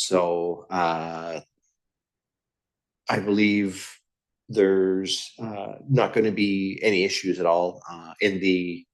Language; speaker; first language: English; native; English